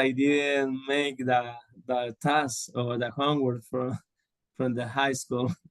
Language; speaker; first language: English; non-native, learner; Spanish